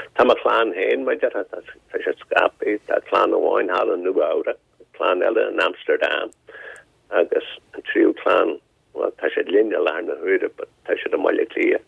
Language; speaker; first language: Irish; non-native, local second language; English